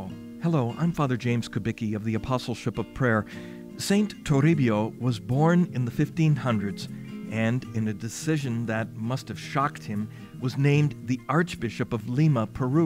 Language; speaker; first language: English; native; English